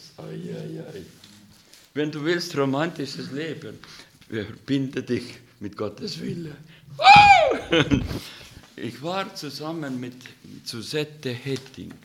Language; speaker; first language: German; non-native, fluent; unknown